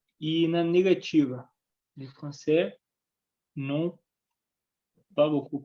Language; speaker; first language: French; non-native, learner; Portuguese